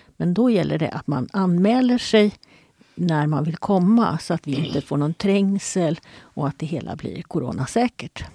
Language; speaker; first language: Swedish; native; Swedish